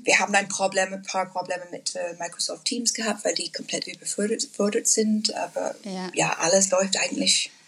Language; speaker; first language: German; non-native, learner; English